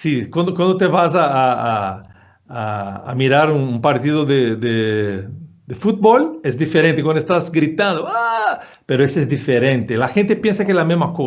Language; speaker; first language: Spanish; non-native, fluent; Portuguese